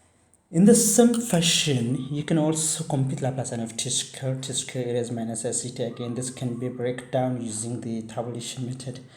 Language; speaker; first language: English; non-native, fluent; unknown